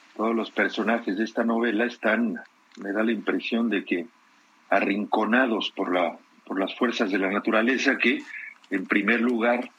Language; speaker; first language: Spanish; native; Spanish